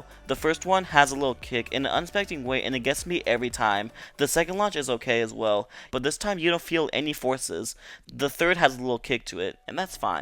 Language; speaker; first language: English; native; English